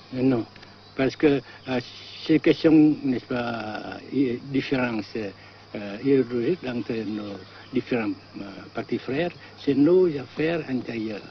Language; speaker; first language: French; non-native, local second language; Vietnamese